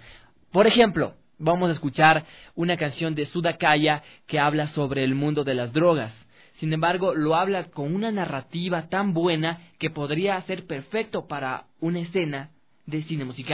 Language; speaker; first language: Spanish; native; Spanish